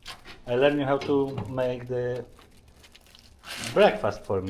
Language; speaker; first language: English; non-native, learner; Polish